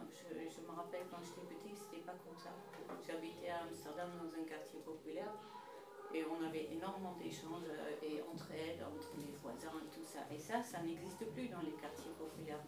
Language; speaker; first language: French; non-native, fluent; Dutch